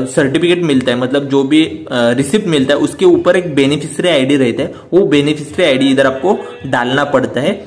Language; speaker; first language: Hindi; non-native, local second language; Marathi